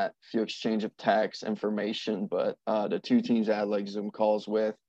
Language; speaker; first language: English; non-native, fluent; French